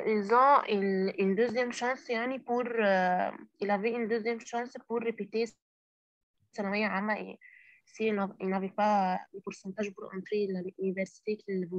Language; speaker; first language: French; non-native, learner; Arabic